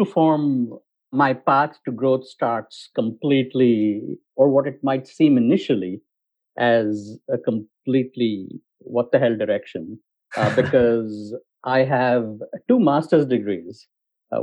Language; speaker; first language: English; non-native, local second language; Hindi